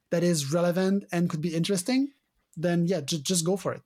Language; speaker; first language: English; non-native, fluent; French